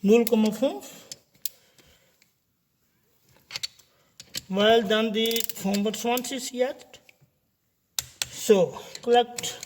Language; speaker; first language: German; non-native, learner; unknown